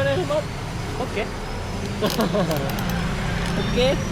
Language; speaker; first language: English; non-native, learner; Indonesian